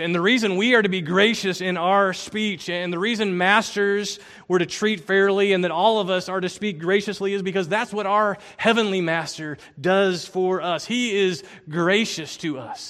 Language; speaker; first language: English; native; English